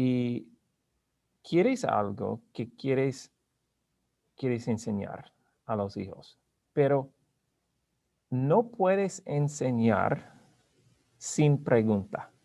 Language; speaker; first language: Spanish; non-native, learner; English